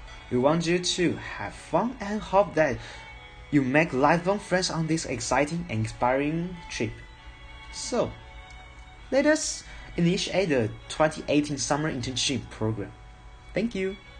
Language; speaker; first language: English; non-native, fluent; Chinese